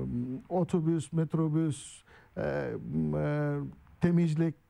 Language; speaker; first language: Turkish; non-native, learner; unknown